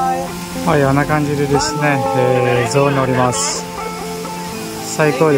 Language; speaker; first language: Japanese; non-native, fluent; Balinese